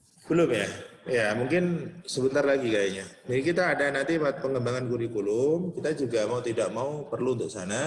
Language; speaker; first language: Indonesian; non-native, local second language; Javanese